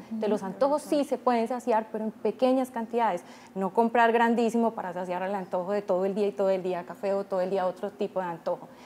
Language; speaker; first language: Spanish; native; Spanish